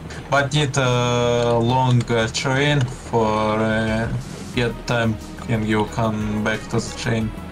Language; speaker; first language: English; non-native, learner; Russian